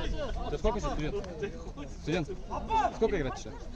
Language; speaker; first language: Russian; non-native, local second language; Kazakh